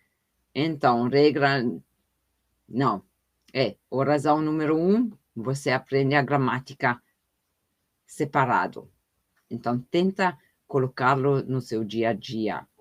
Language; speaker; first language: Portuguese; non-native, fluent; German